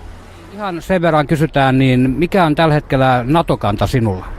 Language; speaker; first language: Finnish; native; Finnish